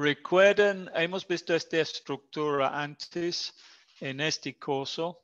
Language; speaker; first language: Spanish; non-native, fluent; English